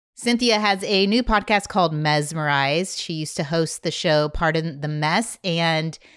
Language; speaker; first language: English; native; English